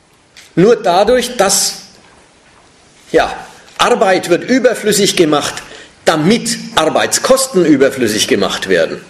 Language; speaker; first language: German; native; German